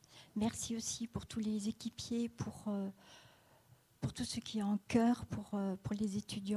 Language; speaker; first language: French; native; French